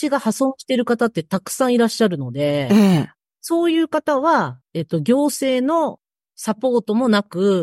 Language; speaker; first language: Japanese; native; Japanese